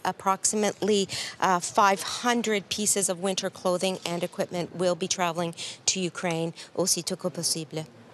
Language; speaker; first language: English; native; English